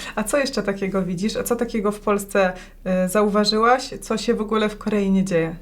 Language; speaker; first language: Polish; native; Polish